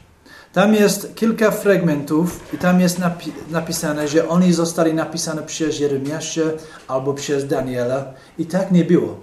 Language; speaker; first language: Polish; non-native, fluent; English